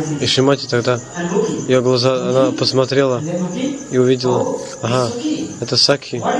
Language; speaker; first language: Russian; non-native, fluent; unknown